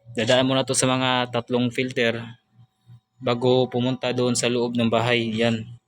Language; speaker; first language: Filipino; non-native, local second language; Cebuano